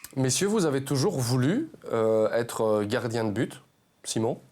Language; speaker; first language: French; native; French